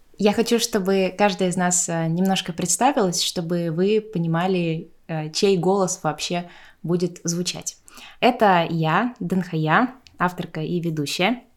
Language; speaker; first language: Russian; native; Russian